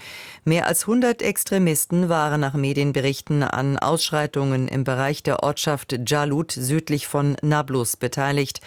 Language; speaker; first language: German; native; German